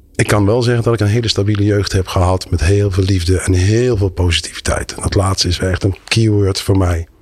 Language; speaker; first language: Dutch; native; Dutch